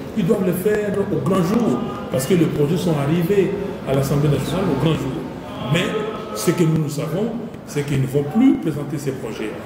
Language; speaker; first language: French; non-native, local second language; Lingala